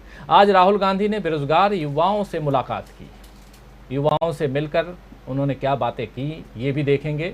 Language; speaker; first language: Hindi; native; Hindi